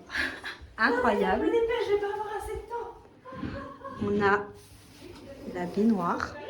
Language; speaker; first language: French; native; French